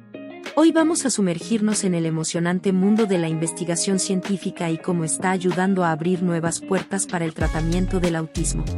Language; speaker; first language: Spanish; native; Spanish